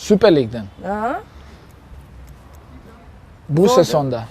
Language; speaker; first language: Turkish; non-native, learner; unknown